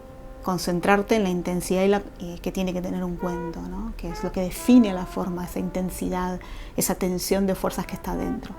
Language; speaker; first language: Spanish; native; Spanish